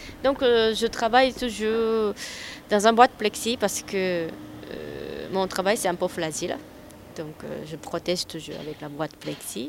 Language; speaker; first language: French; non-native, learner; Japanese